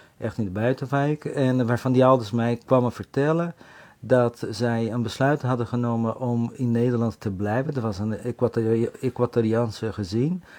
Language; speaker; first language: Dutch; non-native, fluent; Portuguese